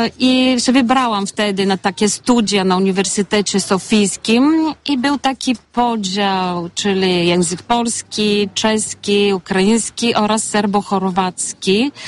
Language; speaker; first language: Polish; non-native, fluent; Bulgarian